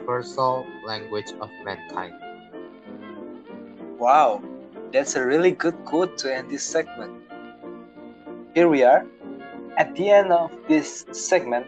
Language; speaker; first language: English; non-native, fluent; Indonesian